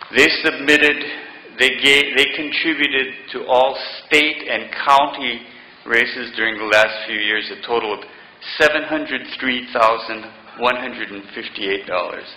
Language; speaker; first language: English; native; English